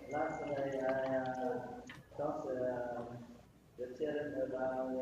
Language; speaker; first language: English; non-native, learner; Vietnamese